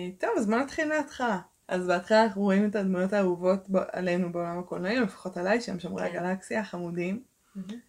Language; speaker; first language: Hebrew; early bilingual, other home language; Russian